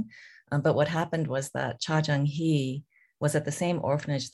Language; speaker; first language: English; early bilingual, other home language; Korean